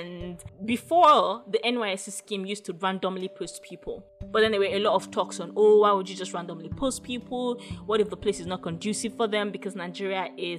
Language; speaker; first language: English; non-native, local second language; Yoruba